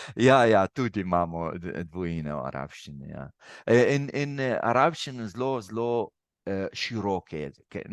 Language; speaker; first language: Slovenian; non-native, fluent; Arabic